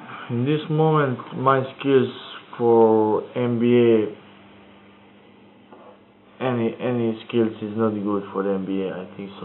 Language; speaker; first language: English; non-native, learner; Croatian